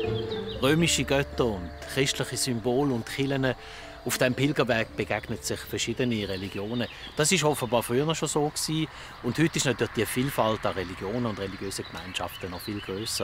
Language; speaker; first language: German; native; German